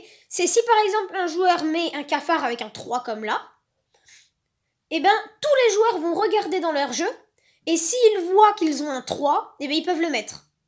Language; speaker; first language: French; native; French